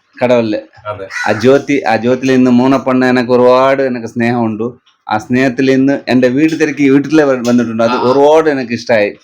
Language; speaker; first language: Malayalam; non-native, learner; Kannada